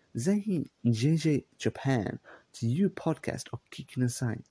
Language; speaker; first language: Japanese; non-native, learner; English